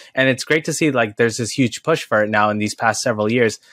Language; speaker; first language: English; native; English